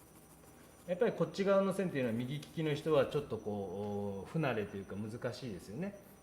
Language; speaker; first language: Japanese; native; Japanese